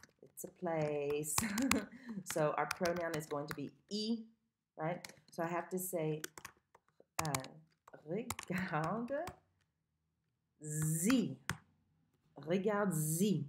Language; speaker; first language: English; native; English